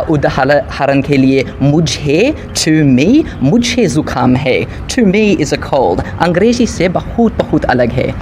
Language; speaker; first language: Hindi; non-native, learner; English